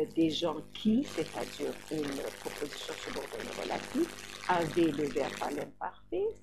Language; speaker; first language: French; non-native, local second language; Arabic